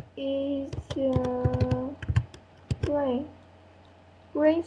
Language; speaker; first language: English; non-native, learner; French